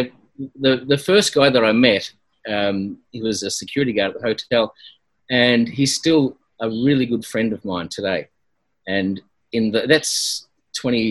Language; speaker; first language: English; native; English